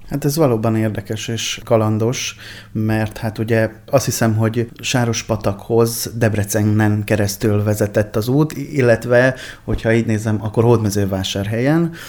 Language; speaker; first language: Hungarian; native; Hungarian